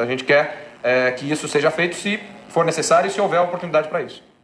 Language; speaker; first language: Portuguese; native; Portuguese